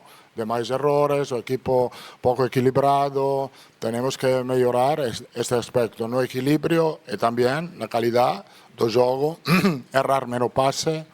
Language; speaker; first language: Portuguese; non-native, learner; Italian